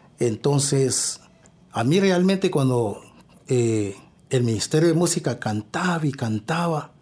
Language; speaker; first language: Spanish; native; Spanish